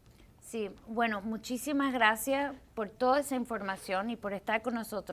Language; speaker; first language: Spanish; early bilingual, heritage; Spanish